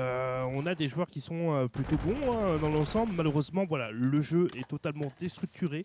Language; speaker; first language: French; native; French